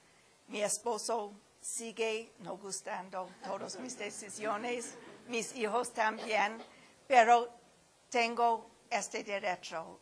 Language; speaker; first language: Spanish; non-native, fluent; English